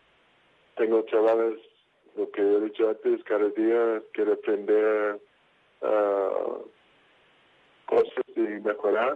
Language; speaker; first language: Spanish; non-native, fluent; English